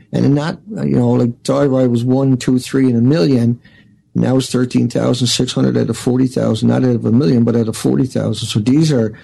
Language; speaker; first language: English; native; English